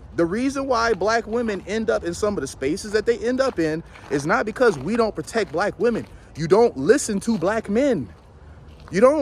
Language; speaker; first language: English; native; English